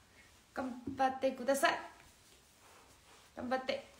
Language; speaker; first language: Japanese; non-native, learner; Chinese